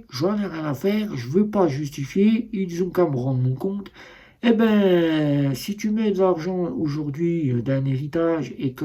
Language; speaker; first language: French; native; French